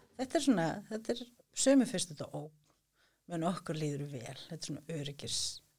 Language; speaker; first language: Icelandic; native; Icelandic